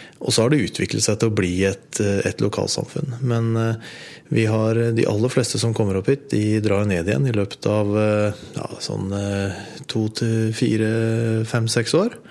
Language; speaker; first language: Norwegian; native; Norwegian